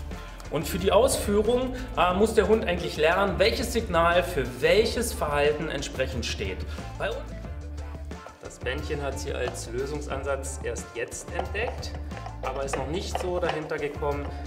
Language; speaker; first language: German; native; German